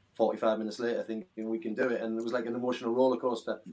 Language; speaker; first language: English; native; English